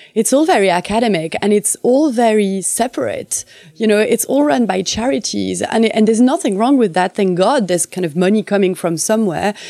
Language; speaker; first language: English; non-native, fluent; French